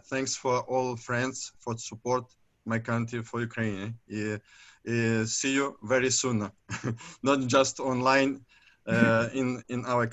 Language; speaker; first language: English; non-native, learner; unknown